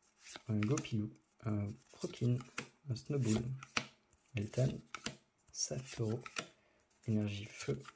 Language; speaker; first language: French; native; French